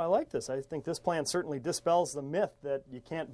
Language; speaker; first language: English; native; English